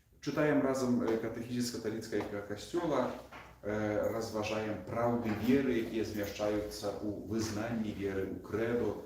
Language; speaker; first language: Belarusian; native; Belarusian